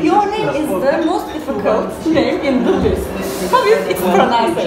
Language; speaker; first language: English; non-native, learner; Turkish